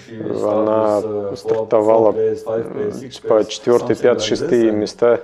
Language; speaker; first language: Russian; non-native, fluent; German